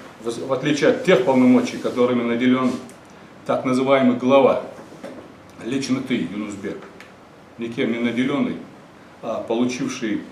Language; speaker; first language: Russian; non-native, local second language; Ingush